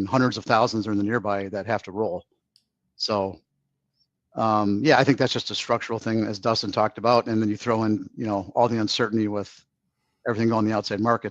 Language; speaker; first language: English; native; English